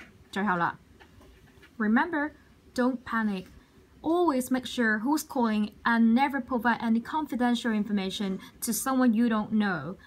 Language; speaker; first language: English; non-native, local second language; Cantonese